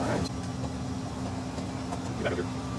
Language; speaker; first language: English; native; English